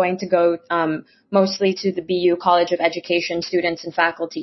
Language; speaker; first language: English; non-native, local second language; Filipino